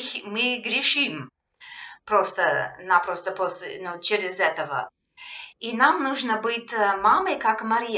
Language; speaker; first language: Russian; non-native, fluent; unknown